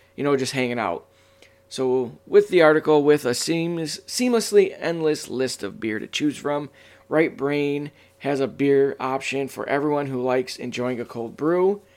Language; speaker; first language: English; native; English